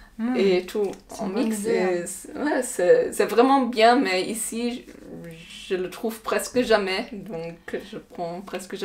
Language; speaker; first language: French; non-native, learner; German